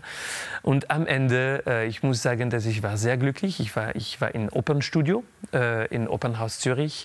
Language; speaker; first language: German; non-native, local second language; French